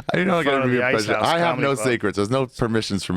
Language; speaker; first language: English; native; English